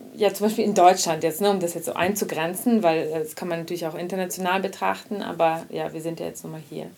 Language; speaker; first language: German; non-native, fluent; Ukrainian